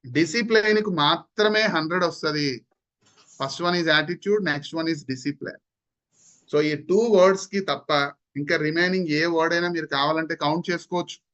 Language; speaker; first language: Telugu; native; Telugu